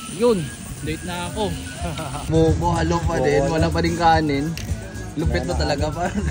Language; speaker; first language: Filipino; non-native, local second language; Hiligaynon